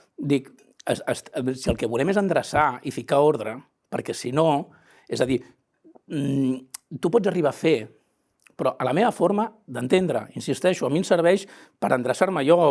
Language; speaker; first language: Catalan; native; Catalan